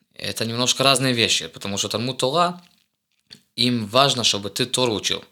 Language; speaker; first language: Russian; non-native, fluent; Hebrew